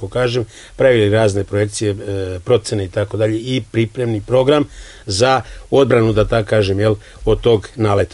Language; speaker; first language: Serbian; native; Serbian